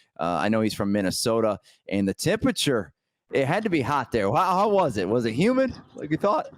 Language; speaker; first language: English; native; English